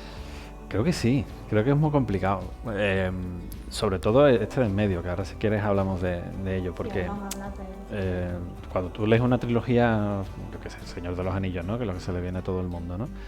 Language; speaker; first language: Spanish; native; Spanish